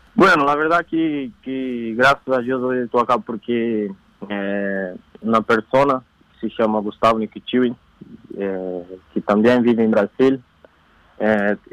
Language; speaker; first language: Spanish; non-native, learner; Portuguese